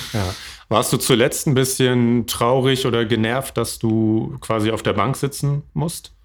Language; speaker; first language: German; native; German